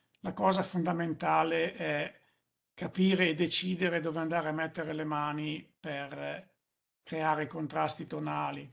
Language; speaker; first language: Italian; native; Italian